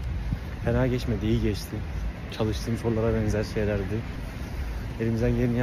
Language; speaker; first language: Turkish; native; Turkish